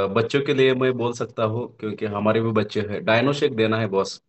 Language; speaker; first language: Hindi; non-native, local second language; Marathi